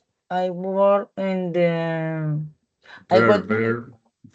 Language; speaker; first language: English; non-native, learner; Spanish